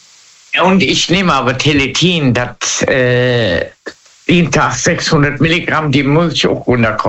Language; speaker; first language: German; native; German